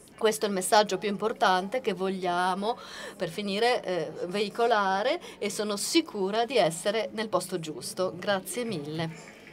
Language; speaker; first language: Italian; non-native, fluent; Portuguese